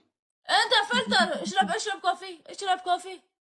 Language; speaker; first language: Arabic; non-native, learner; Kurdish